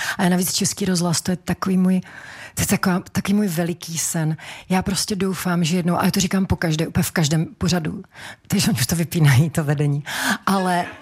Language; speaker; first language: Czech; native; Czech